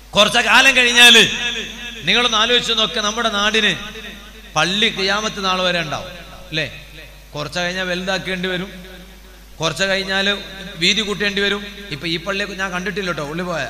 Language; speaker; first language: Malayalam; non-native, local second language; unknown